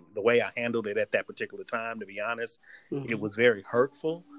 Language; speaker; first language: English; native; English